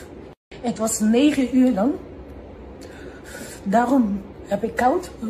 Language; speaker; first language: Dutch; early bilingual, other home language; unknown